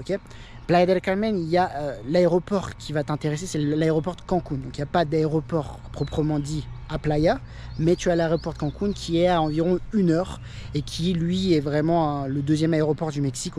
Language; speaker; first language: French; native; French